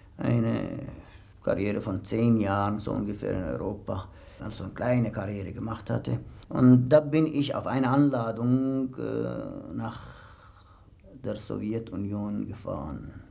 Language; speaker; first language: German; non-native, fluent; Armenian